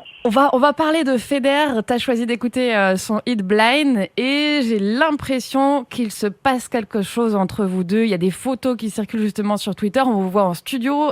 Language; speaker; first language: French; native; French